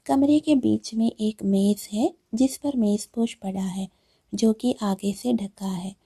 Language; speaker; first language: Hindi; non-native, local second language; Malayalam